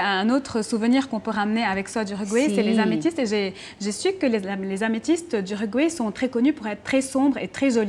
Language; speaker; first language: French; non-native, local second language; Arabic